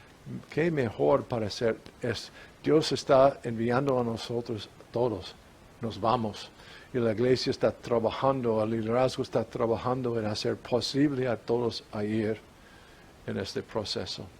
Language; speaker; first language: Spanish; non-native, fluent; English